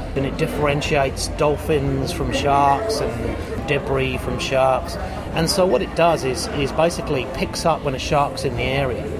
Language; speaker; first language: English; native; English